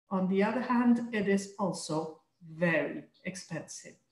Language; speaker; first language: English; non-native, fluent; French